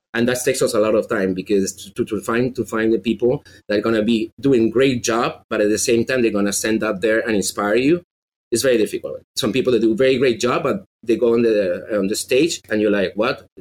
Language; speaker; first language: English; non-native, fluent; Spanish